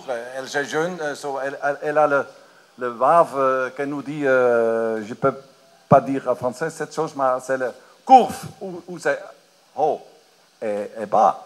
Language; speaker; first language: French; non-native, learner; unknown